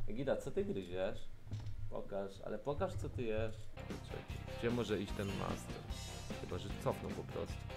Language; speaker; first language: Polish; native; Polish